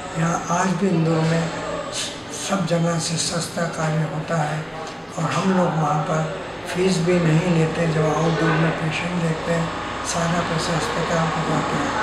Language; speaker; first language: Hindi; native; Hindi